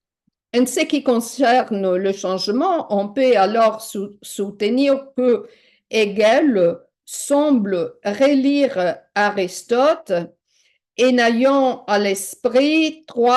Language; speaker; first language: French; non-native, fluent; Italian